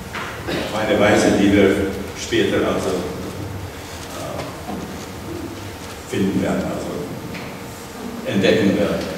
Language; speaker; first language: German; non-native, fluent; Czech